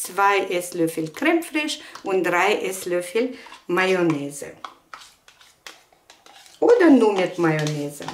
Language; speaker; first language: German; non-native, fluent; Russian